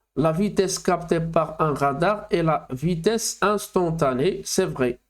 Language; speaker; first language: French; non-native, local second language; Arabic